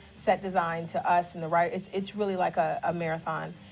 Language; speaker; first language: English; native; English